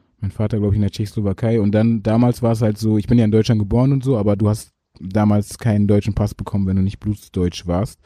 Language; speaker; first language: German; early bilingual, other home language; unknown